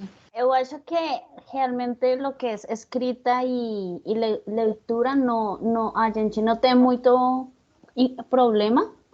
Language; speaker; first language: Portuguese; non-native, learner; Spanish